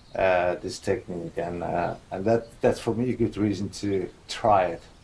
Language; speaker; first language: English; non-native, fluent; Dutch